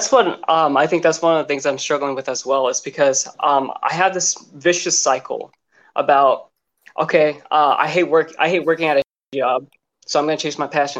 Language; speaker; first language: English; native; English